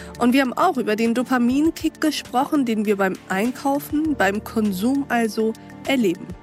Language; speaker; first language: German; native; German